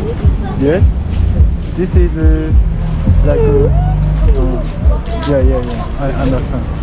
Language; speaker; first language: English; non-native, learner; Japanese